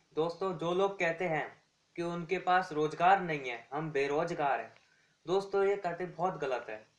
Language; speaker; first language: Hindi; native; Hindi